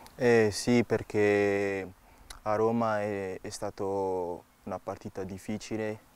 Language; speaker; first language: Italian; non-native, fluent; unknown